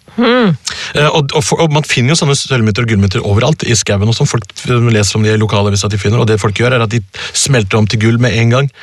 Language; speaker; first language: Norwegian; early bilingual, other home language; Urdu